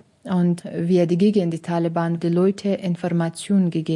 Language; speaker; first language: German; non-native, learner; Persian